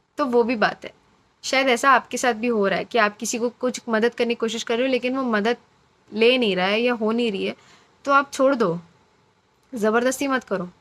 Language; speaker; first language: Hindi; non-native, local second language; Marathi